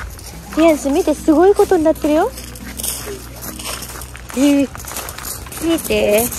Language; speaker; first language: Japanese; non-native, fluent; Nepali